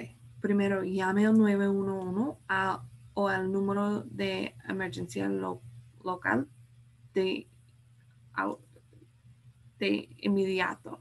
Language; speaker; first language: Spanish; non-native, fluent; English